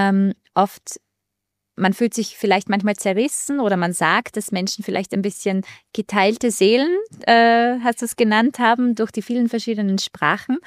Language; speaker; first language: German; native; German